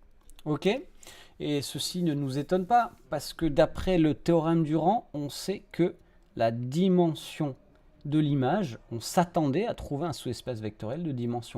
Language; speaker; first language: French; native; French